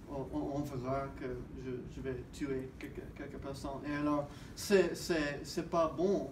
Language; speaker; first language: French; non-native, learner; English